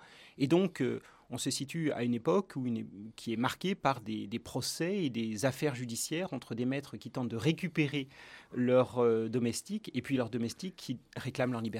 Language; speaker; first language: French; native; French